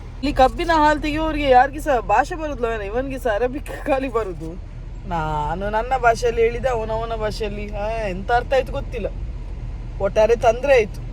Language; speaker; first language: Kannada; non-native, local second language; Tulu